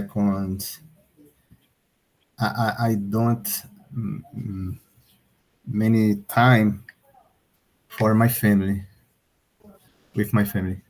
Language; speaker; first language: English; non-native, learner; Portuguese